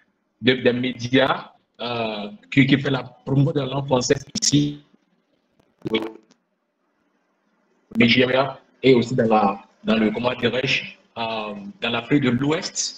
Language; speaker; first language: French; non-native, fluent; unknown